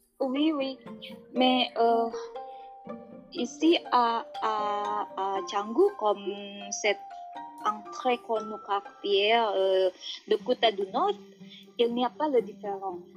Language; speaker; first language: French; non-native, learner; Indonesian